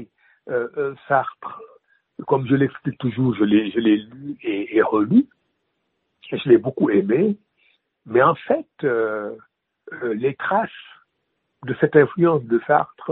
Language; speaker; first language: French; non-native, local second language; Wolof